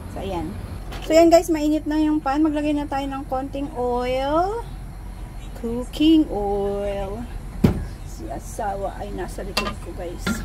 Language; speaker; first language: Filipino; non-native, local second language; Hiligaynon